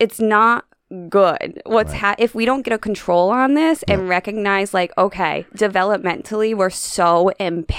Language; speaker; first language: English; native; English